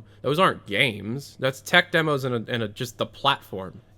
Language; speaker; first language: English; native; English